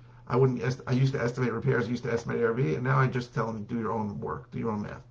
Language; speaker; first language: English; native; English